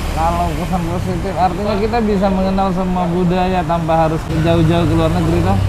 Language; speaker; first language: Indonesian; non-native, local second language; Madurese